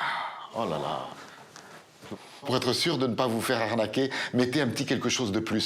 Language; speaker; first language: French; native; French